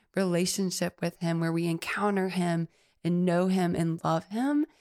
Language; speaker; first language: English; native; English